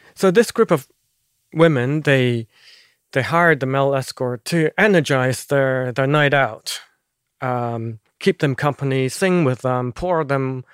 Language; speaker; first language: English; non-native, local second language; Cantonese